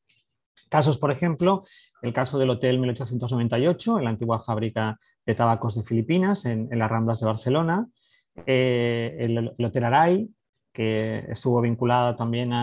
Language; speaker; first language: Spanish; native; Spanish